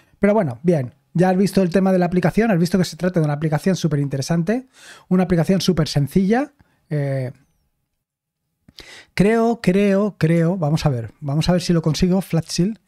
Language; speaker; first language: Spanish; native; Spanish